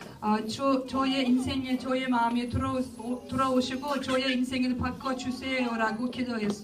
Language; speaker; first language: Korean; non-native, learner; Russian